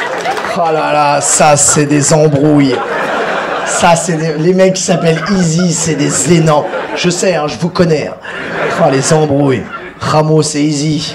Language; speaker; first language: French; native; French